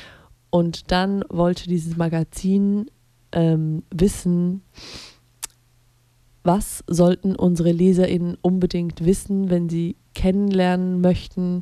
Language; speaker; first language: German; native; German